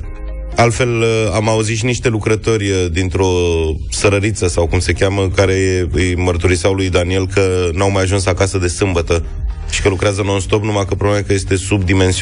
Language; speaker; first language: Romanian; native; Romanian